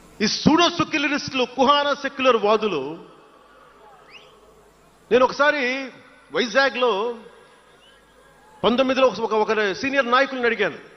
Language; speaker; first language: Telugu; native; Telugu